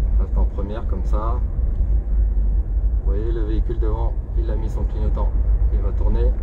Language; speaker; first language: French; native; French